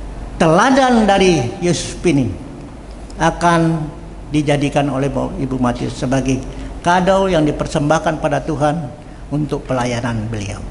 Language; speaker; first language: Indonesian; native; Indonesian